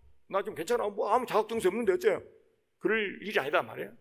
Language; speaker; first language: Korean; native; Korean